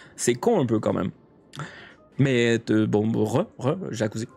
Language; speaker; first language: French; native; French